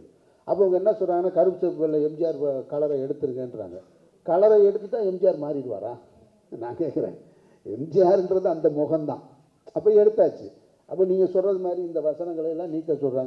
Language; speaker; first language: Tamil; native; Tamil